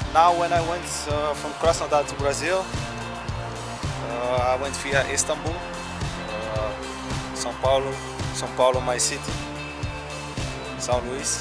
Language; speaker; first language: English; non-native, learner; Portuguese